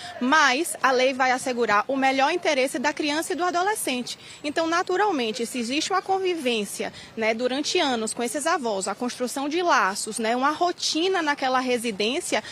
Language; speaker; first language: Portuguese; native; Portuguese